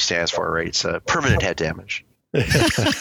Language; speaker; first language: English; native; English